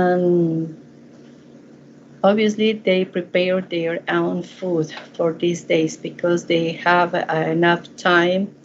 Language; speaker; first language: English; non-native, learner; Spanish